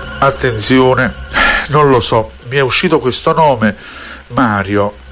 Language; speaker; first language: Italian; native; Italian